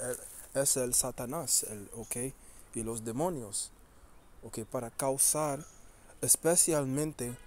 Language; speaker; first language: Spanish; early bilingual, heritage; Spanish